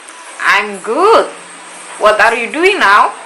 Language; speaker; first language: English; non-native, learner; Indonesian